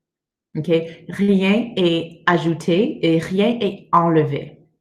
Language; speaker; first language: French; non-native, learner; English